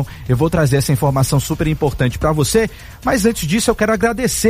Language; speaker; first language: Portuguese; native; Portuguese